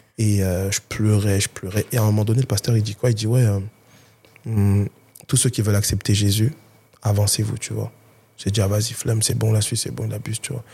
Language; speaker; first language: French; early bilingual, other home language; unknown